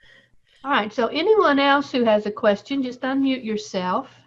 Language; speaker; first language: English; native; English